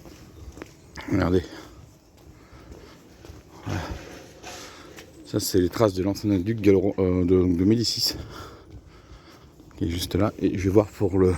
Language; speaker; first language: French; native; French